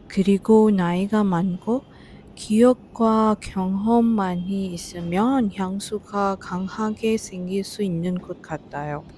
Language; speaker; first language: Korean; non-native, fluent; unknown